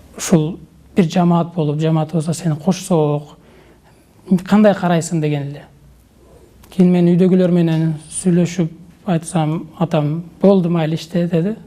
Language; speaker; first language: Kyrgyz; non-native, local second language; Uzbek